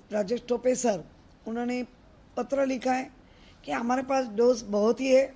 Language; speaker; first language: Hindi; non-native, local second language; Marathi